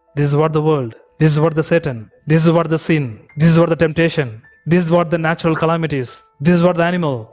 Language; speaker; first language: English; non-native, local second language; Tamil